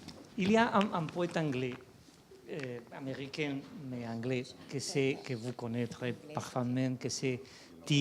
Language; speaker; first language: French; non-native, fluent; Spanish